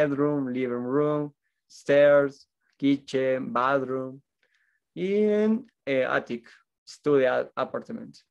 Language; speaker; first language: English; non-native, learner; Spanish